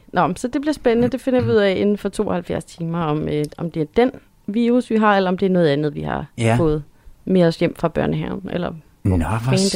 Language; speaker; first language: Danish; native; Danish